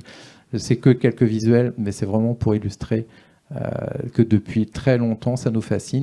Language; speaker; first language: French; native; French